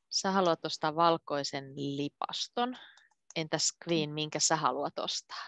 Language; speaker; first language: Finnish; native; Finnish